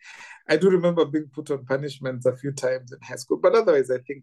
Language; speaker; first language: English; non-native, local second language; Kikuyu